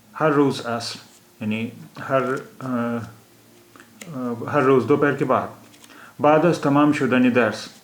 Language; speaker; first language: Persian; non-native, fluent; Urdu